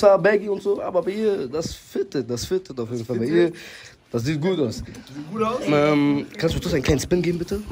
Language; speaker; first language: German; native; German